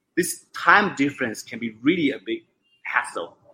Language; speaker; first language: English; non-native, fluent; Chinese